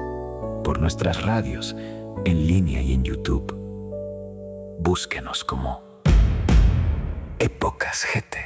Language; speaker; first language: Spanish; native; Spanish